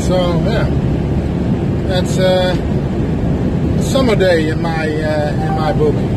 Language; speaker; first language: English; non-native, fluent; Dutch